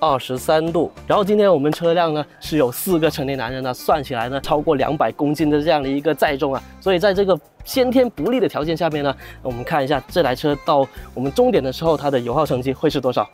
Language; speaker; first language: Chinese; native; Chinese